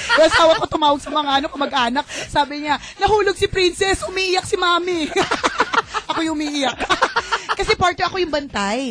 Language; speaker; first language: Filipino; native; Filipino